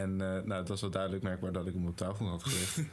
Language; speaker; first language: Dutch; native; Dutch